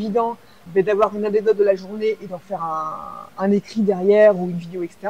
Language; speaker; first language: French; native; French